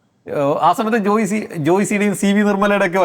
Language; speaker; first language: Malayalam; native; Malayalam